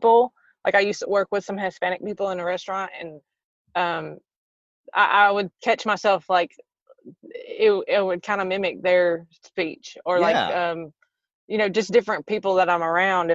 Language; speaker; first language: English; native; English